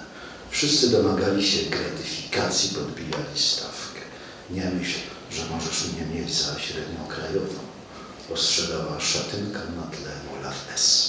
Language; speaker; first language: Polish; native; Polish